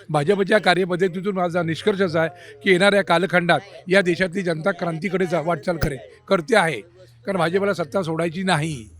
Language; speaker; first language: Marathi; native; Marathi